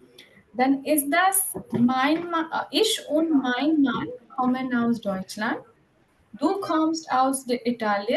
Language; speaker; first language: German; non-native, fluent; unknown